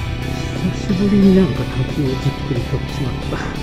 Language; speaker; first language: Japanese; native; Japanese